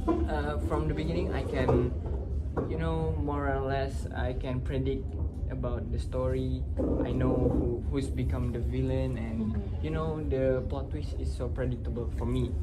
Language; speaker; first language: English; non-native, local second language; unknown